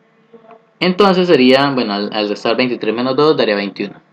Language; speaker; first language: Spanish; native; Spanish